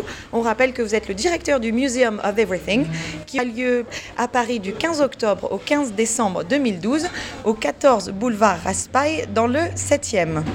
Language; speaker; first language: French; native; French